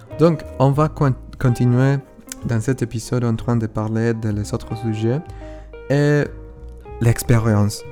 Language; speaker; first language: French; non-native, learner; Spanish